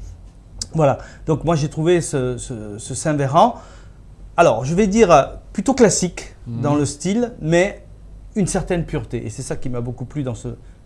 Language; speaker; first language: French; native; French